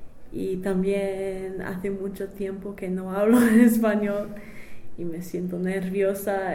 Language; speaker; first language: Spanish; non-native, fluent; English